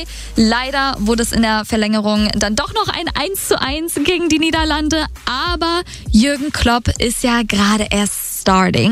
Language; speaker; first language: German; native; German